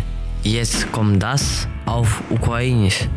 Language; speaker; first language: German; non-native, learner; Ukrainian